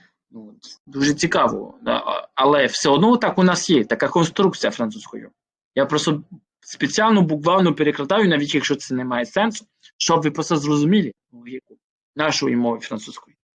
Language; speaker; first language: Ukrainian; non-native, fluent; French